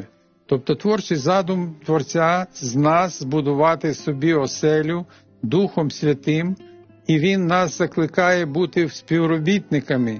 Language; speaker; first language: Ukrainian; native; Ukrainian